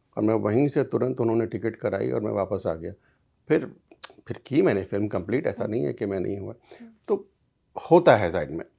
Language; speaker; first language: Hindi; native; Hindi